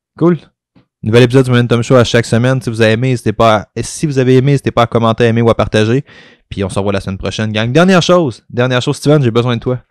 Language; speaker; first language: French; native; French